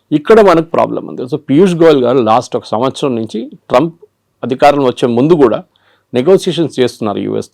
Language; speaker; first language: Telugu; non-native, local second language; Malayalam